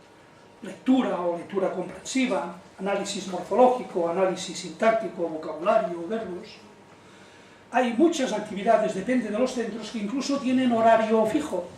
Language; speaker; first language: Spanish; native; Spanish